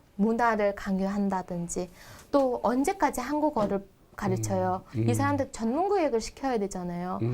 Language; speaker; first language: Korean; non-native, fluent; Mongolian